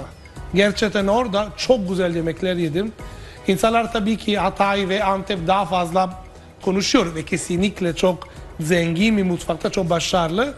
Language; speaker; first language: Turkish; non-native, fluent; Italian